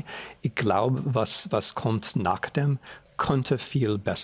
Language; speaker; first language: German; non-native, fluent; English